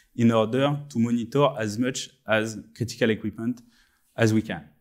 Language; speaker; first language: English; non-native, fluent; French